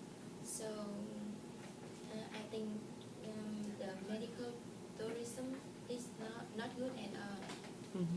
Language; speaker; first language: English; non-native, learner; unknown